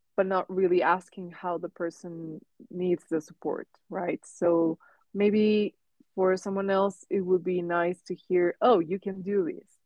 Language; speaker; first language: English; non-native, fluent; Spanish